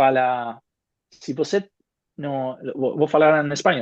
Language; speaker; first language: Portuguese; non-native, fluent; Spanish